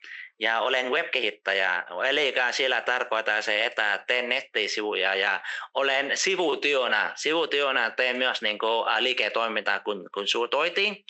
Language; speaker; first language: Finnish; non-native, fluent; Vietnamese